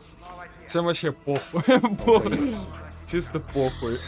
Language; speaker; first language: Russian; native; Russian